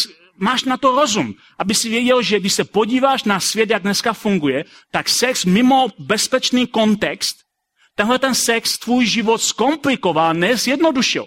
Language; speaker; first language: Czech; native; Czech